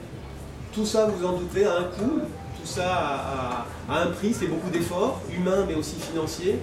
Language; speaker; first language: French; native; French